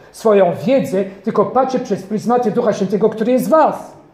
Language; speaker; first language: Polish; non-native, fluent; French